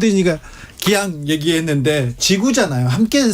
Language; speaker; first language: Korean; native; Korean